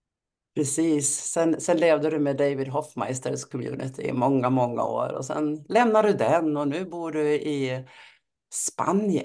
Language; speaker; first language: Swedish; native; Swedish